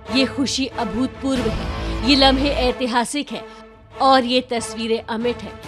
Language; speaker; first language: Hindi; native; Hindi